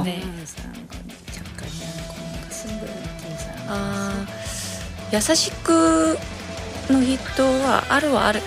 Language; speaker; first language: Japanese; non-native, learner; Korean